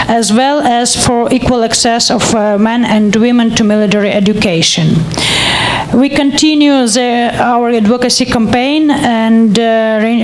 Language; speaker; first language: English; non-native, learner; Ukrainian